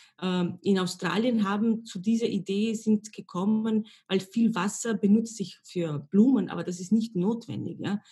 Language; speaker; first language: German; non-native, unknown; Slovenian